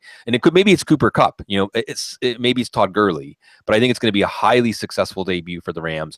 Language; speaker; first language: English; native; English